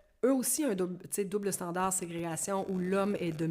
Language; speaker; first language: French; native; French